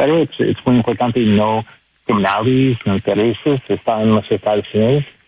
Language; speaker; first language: Spanish; non-native, learner; English